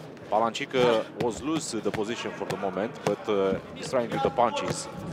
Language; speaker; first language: English; non-native, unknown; Romanian